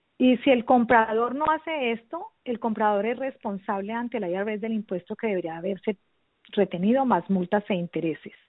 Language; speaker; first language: Spanish; native; Spanish